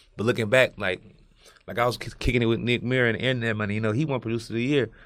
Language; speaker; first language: English; native; English